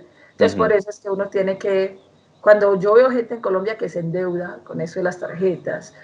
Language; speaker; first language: Spanish; native; Spanish